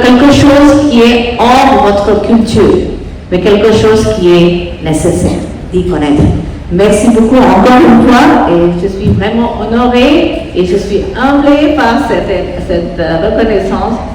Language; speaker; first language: French; non-native, fluent; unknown